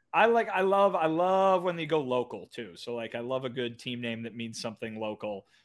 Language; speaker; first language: English; native; English